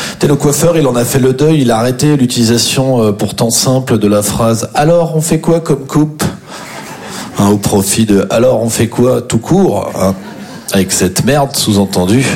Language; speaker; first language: French; native; French